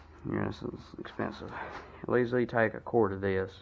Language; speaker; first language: English; native; English